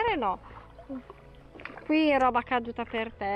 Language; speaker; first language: Italian; native; Italian